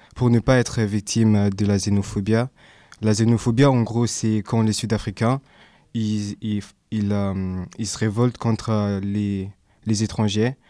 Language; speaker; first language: French; early bilingual, other home language; English